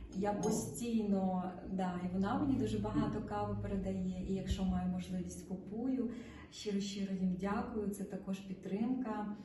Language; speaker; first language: Ukrainian; native; Ukrainian